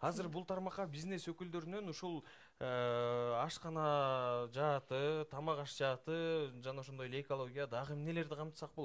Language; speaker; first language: Kyrgyz; native; Kyrgyz